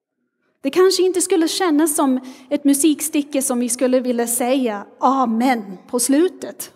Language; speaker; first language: Swedish; non-native, fluent; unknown